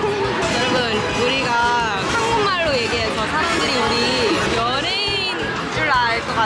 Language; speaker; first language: Korean; early bilingual, heritage; English